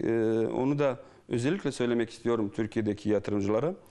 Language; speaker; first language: Turkish; non-native, fluent; Bosnian